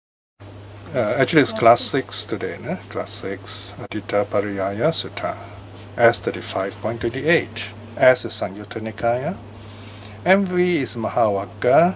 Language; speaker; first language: English; native; English